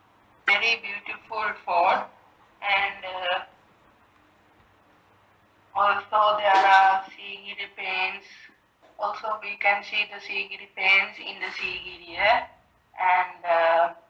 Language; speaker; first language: English; non-native, learner; Sinhala